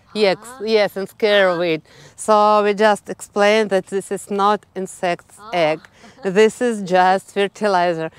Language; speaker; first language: English; non-native, learner; Russian